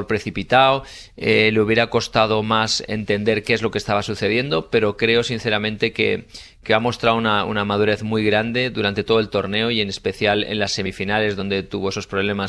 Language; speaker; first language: Spanish; native; Spanish